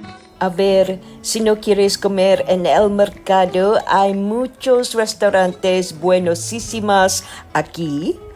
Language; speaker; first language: Spanish; non-native, learner; Malay